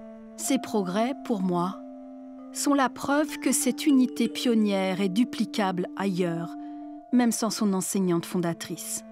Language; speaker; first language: French; native; French